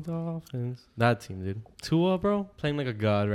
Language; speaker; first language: English; native; English